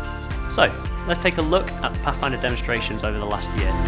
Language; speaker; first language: English; native; English